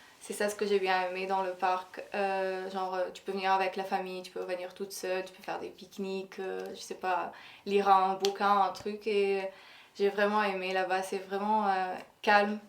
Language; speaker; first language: French; non-native, local second language; Arabic